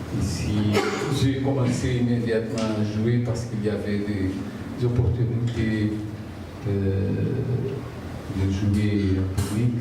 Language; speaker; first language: French; non-native, fluent; Portuguese